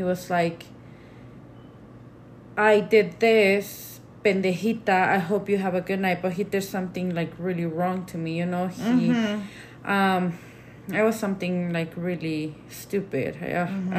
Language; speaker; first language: English; non-native, fluent; Spanish